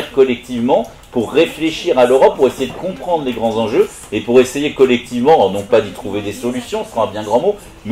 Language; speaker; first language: French; native; French